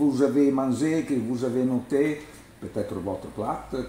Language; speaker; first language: French; non-native, learner; Italian